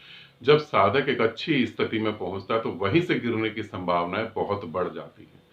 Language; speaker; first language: Hindi; native; Hindi